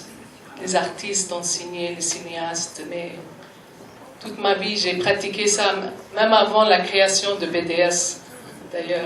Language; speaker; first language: French; non-native, fluent; Arabic